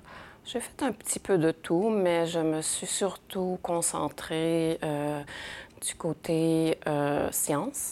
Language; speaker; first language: French; early bilingual, other home language; Spanish